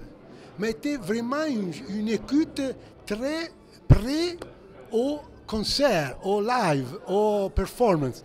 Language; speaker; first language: French; non-native, fluent; Italian